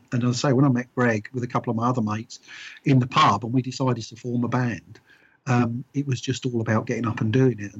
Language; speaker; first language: English; native; English